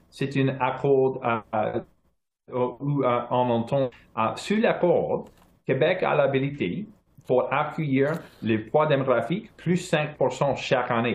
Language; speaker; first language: French; non-native, local second language; English